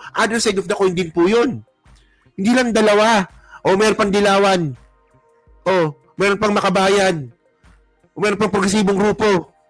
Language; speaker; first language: Filipino; non-native, local second language; Hiligaynon